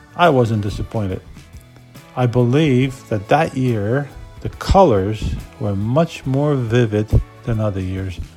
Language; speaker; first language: English; non-native, fluent; Polish